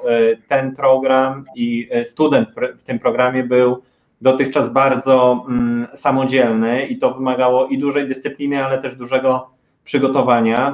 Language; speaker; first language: Polish; native; Polish